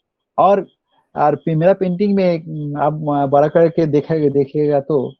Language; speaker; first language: Hindi; non-native, local second language; Bangla